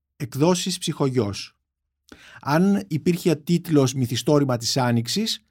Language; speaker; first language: Greek; native; Greek